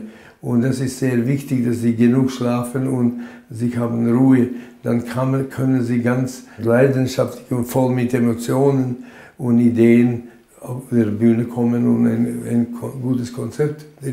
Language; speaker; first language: German; non-native, fluent; Latvian